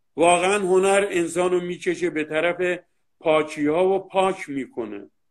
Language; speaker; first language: Persian; non-native, local second language; Azerbaijani